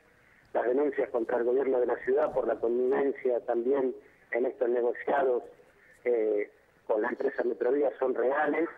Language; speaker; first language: Spanish; native; Spanish